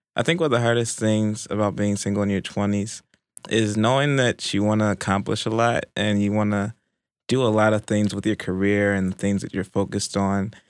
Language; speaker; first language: English; native; English